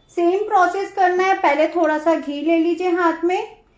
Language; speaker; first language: Hindi; native; Hindi